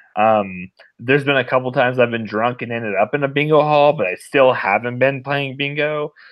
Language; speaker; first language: English; native; English